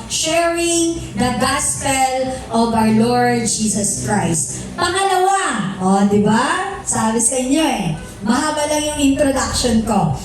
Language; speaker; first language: Filipino; non-native, local second language; Aklanon